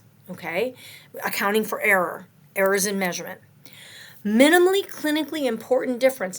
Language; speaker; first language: English; native; English